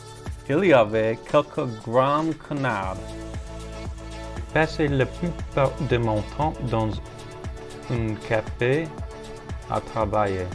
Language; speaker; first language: French; non-native, learner; English